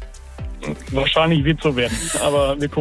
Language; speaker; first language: German; native; German